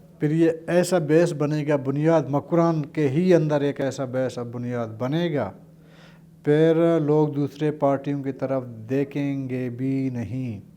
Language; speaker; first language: Urdu; non-native, local second language; Baluchi